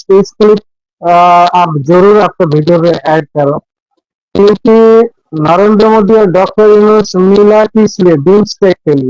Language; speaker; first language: Hindi; non-native, fluent; Bangla